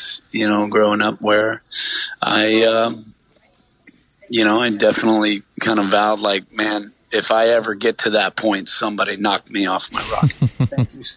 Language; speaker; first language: English; native; English